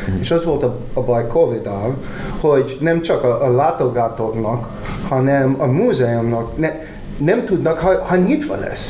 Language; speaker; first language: Hungarian; non-native, learner; English